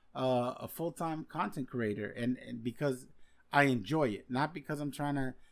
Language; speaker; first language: English; non-native, fluent; Spanish